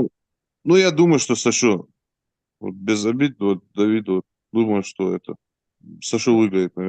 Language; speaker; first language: Russian; native; Russian